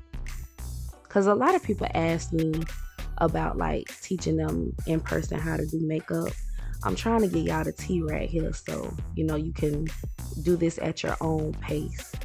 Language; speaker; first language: English; native; English